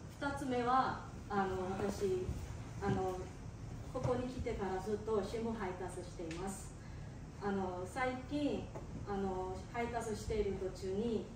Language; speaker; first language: Japanese; non-native, learner; Burmese